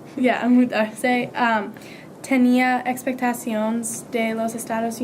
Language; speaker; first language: Spanish; non-native, learner; English